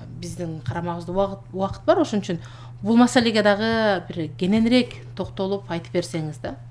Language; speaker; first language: Kyrgyz; native; Kyrgyz